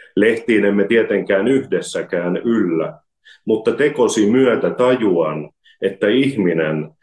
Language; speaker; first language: Finnish; native; Finnish